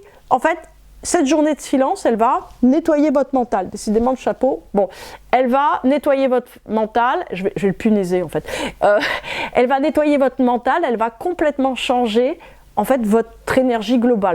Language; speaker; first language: French; native; French